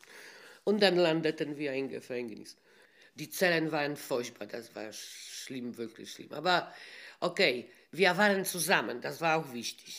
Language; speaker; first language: German; non-native, fluent; Polish